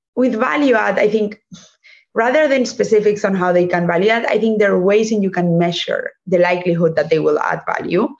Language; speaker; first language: English; non-native, fluent; Spanish